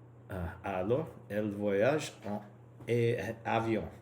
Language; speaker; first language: French; non-native, learner; English